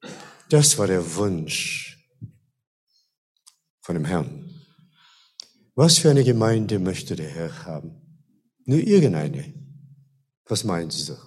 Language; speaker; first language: German; non-native, fluent; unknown